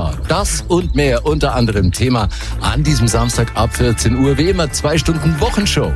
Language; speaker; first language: German; native; German